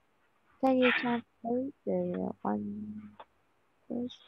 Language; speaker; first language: English; non-native, learner; Vietnamese